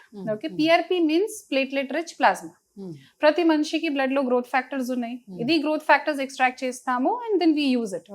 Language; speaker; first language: Telugu; non-native, fluent; Hindi